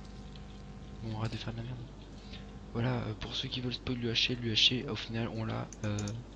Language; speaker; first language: French; native; French